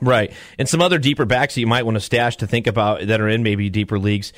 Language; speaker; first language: English; native; English